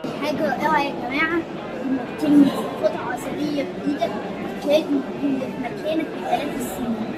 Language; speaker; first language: Arabic; native; Arabic